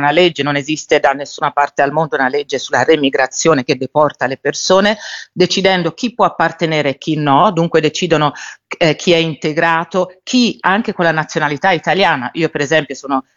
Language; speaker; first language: Italian; native; Italian